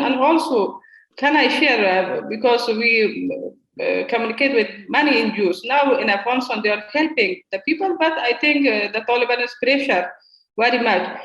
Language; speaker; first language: English; non-native, learner; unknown